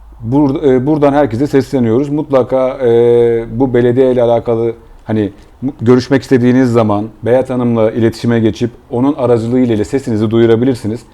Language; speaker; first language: Turkish; native; Turkish